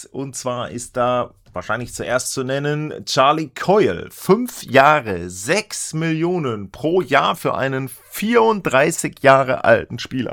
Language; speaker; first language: German; native; German